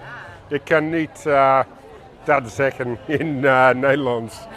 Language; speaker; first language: Dutch; non-native, learner; English